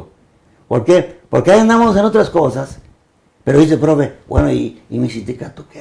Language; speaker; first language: Spanish; native; Spanish